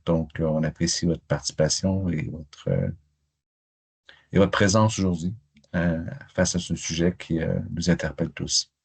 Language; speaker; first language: French; native; French